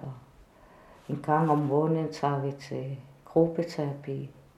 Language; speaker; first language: Danish; non-native, fluent; Kalaallisut